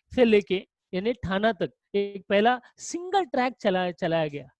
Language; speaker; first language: Hindi; non-native, local second language; Marathi